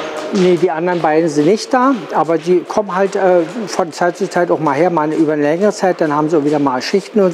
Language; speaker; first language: German; native; German